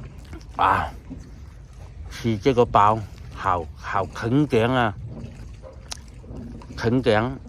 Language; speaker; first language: Chinese; non-native, local second language; Cantonese